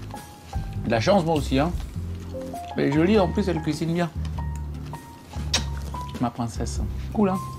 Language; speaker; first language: French; native; French